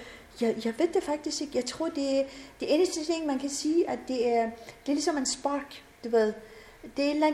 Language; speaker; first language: Danish; non-native, fluent; Persian